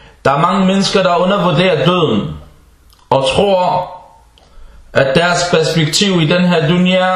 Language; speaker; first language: Danish; early bilingual, other home language; Arabic